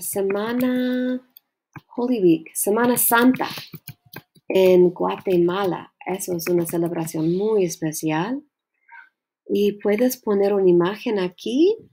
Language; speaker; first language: Spanish; non-native, learner; English